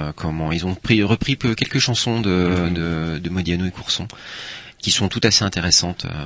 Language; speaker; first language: French; native; French